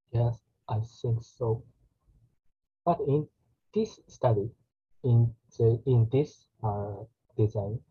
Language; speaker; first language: English; non-native, learner; Japanese